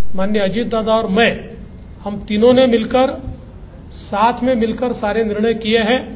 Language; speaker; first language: Hindi; non-native, local second language; Marathi